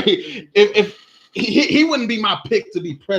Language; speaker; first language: English; native; English